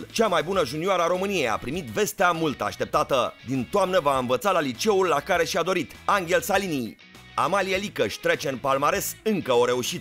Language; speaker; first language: Romanian; native; Romanian